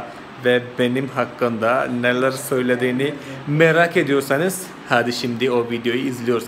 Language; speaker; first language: Turkish; non-native, fluent; Malayalam